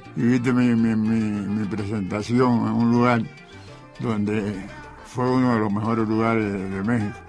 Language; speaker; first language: Spanish; native; Spanish